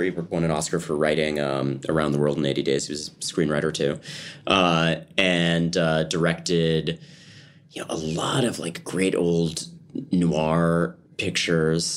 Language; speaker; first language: English; native; English